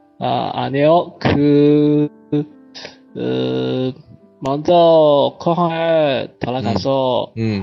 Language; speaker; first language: Korean; non-native, learner; Chinese